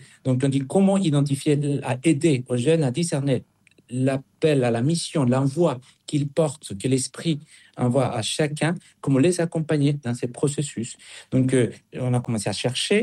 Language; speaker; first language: French; non-native, fluent; Spanish